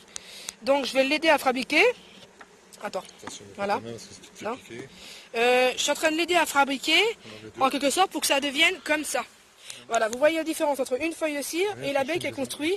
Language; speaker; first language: French; native; French